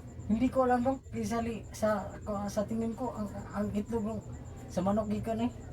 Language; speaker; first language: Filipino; non-native, local second language; Cebuano